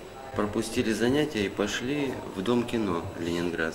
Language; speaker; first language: Russian; native; Russian